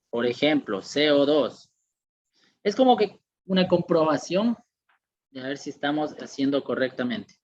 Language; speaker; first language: Spanish; native; Spanish